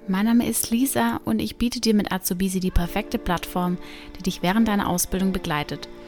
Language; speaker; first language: German; native; German